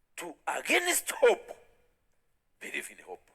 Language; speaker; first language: English; non-native, local second language; Swahili